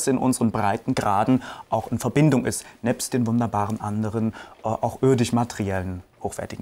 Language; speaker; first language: German; native; German